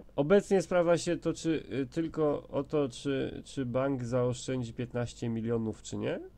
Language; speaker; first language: Polish; native; Polish